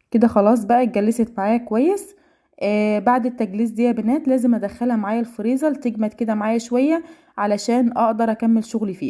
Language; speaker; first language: Arabic; native; Arabic